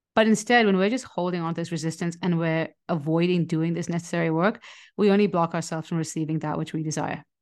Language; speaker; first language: English; non-native, local second language; Hindi